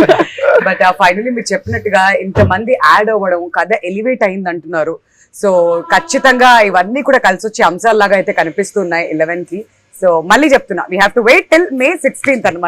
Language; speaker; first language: Telugu; native; Telugu